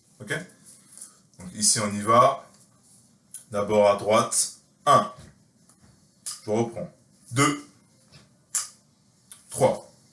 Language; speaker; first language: French; native; French